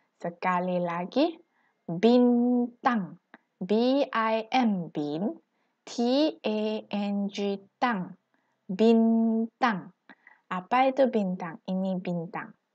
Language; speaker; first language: Malay; non-native, local second language; Chinese